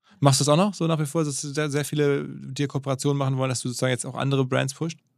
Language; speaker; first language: German; native; German